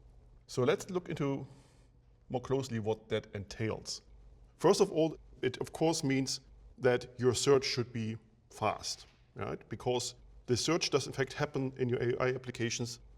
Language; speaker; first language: English; non-native, fluent; German